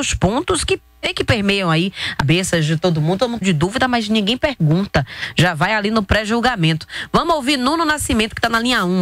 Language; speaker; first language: Portuguese; native; Portuguese